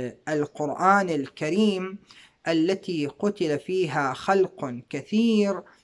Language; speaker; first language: Arabic; native; Arabic